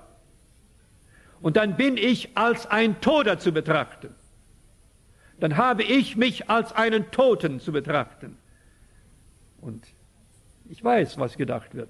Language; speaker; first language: German; early bilingual, heritage; German